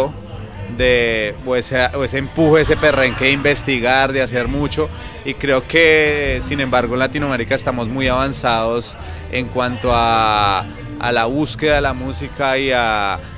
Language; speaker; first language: Spanish; native; Spanish